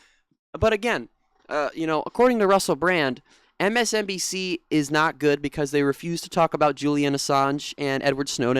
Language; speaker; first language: English; native; English